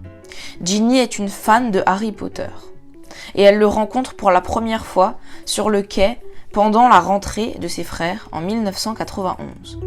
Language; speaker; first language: French; native; French